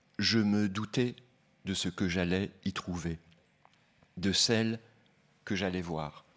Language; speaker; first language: French; native; French